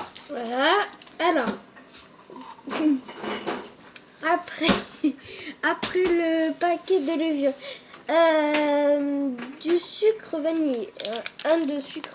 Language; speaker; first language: French; native; French